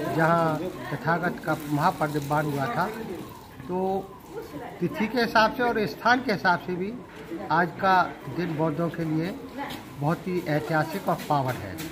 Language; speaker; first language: Hindi; native; Hindi